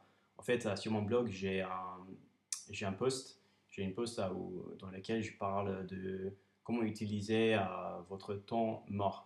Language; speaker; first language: French; non-native, fluent; English